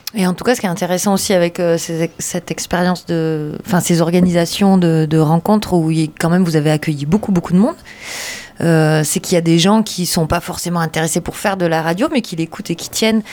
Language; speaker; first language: French; native; French